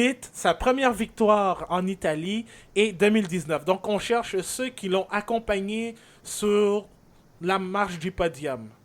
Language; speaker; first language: French; native; French